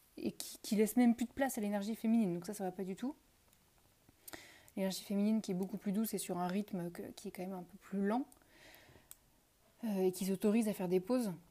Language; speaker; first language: French; native; French